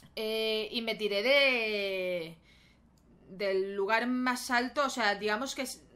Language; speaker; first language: Spanish; native; Spanish